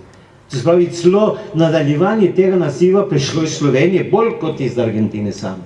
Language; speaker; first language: Slovenian; early bilingual, heritage; Slovenian